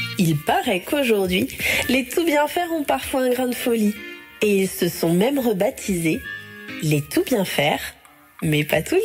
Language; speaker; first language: French; native; French